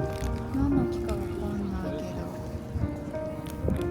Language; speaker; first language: Japanese; native; Japanese